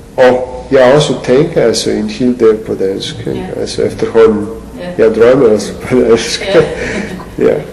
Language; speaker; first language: Danish; non-native, fluent; Serbian